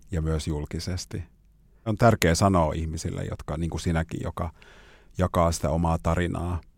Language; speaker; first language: Finnish; native; Finnish